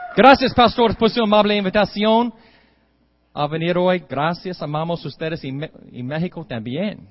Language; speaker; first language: Spanish; non-native, learner; English